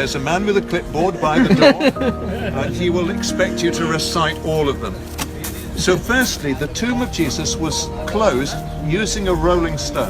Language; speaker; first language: English; native; English